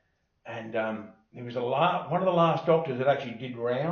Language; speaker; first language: English; native; English